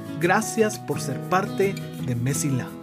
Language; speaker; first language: Spanish; native; Spanish